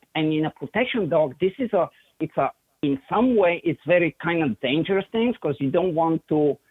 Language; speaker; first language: English; non-native, fluent; Bulgarian